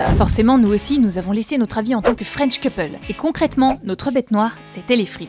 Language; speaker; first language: French; native; French